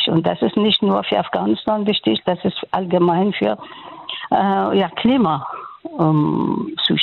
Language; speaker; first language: German; non-native, learner; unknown